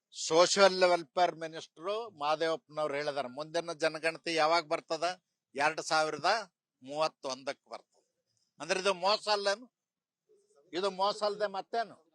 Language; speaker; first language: Kannada; native; Kannada